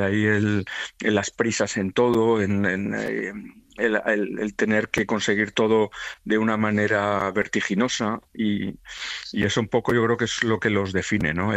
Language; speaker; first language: Spanish; native; Spanish